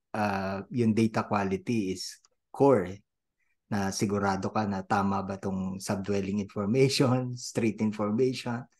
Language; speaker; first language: English; non-native, local second language; Filipino